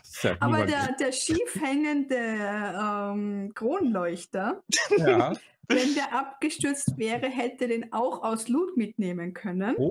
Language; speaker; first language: German; native; German